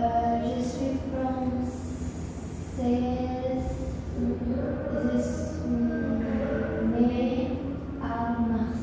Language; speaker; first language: French; non-native, learner; Indonesian